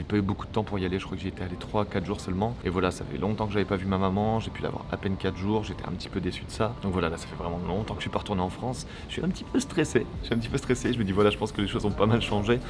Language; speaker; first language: French; native; French